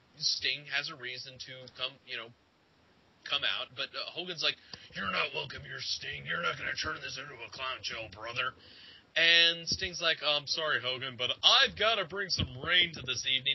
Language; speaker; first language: English; native; English